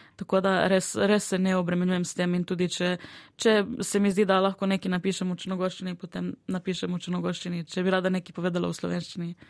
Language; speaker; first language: Slovenian; early bilingual, other home language; Serbian